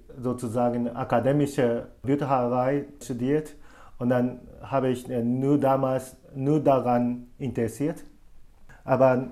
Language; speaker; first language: German; non-native, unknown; Japanese